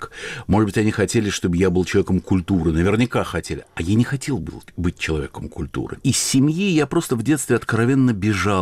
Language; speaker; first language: Russian; native; Russian